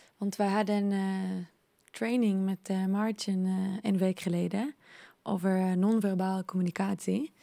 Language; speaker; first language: Dutch; non-native, fluent; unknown